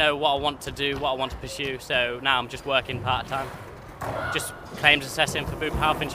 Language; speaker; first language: English; native; English